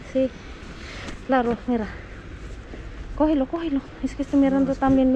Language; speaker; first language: Spanish; non-native, learner; Filipino